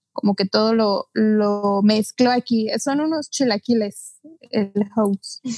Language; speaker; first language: Spanish; native; Spanish